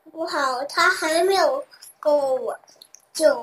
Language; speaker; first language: Chinese; early bilingual, heritage; Chinese